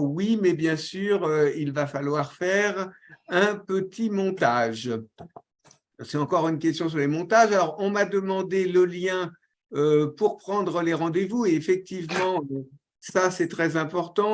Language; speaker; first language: French; native; French